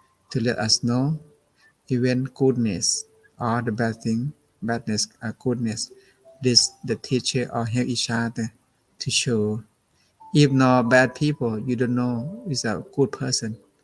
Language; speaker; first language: English; non-native, learner; Thai